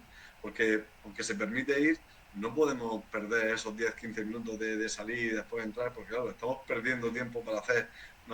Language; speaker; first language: Spanish; native; Spanish